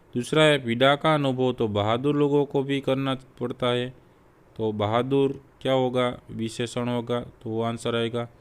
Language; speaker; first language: Hindi; non-native, local second language; Gujarati